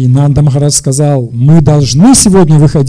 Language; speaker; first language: Russian; native; Russian